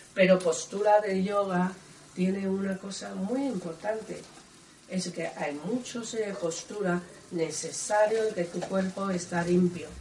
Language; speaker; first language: Spanish; non-native, learner; Chinese